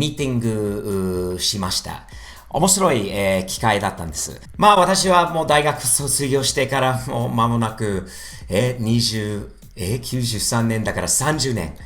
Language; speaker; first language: Japanese; non-native, fluent; English